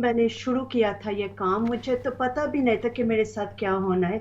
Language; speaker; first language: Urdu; early bilingual, heritage; Urdu